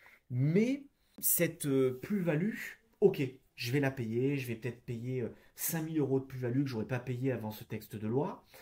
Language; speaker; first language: French; native; French